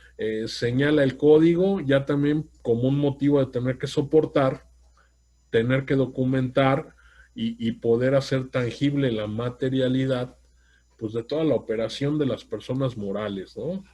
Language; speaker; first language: Spanish; native; Spanish